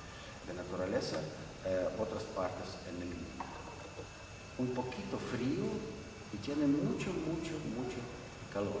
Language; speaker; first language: Spanish; non-native, learner; Russian